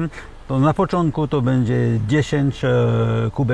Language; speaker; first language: Polish; early bilingual, heritage; French